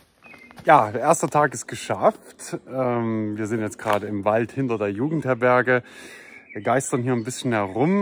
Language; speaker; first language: German; native; German